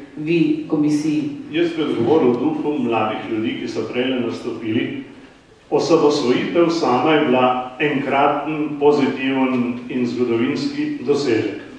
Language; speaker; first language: Slovenian; native; Slovenian